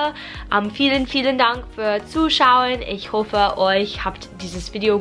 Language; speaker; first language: German; non-native, learner; English